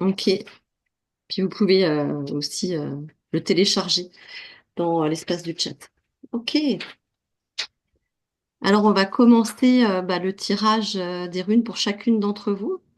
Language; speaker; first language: French; native; French